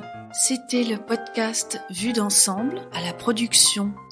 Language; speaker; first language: French; native; French